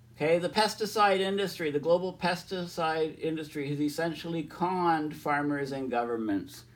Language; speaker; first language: English; native; English